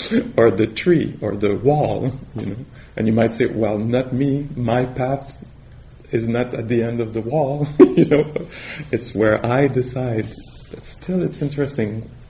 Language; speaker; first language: English; non-native, fluent; French